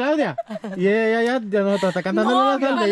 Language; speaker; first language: Spanish; native; Spanish